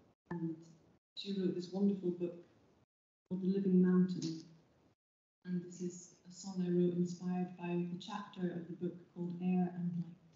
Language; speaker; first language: English; native; English